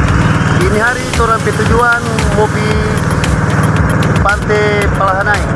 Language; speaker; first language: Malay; non-native, local second language; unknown